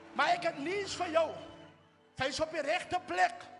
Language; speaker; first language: Afrikaans; early bilingual, heritage; Afrikaans